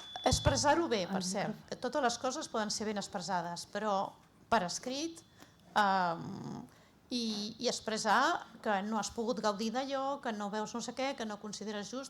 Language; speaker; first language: Catalan; native; Catalan